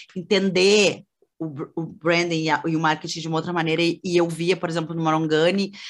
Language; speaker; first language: Portuguese; native; Portuguese